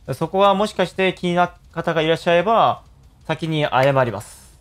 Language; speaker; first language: Japanese; non-native, fluent; Korean